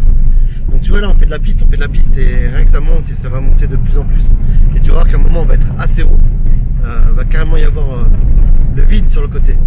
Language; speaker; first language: French; native; French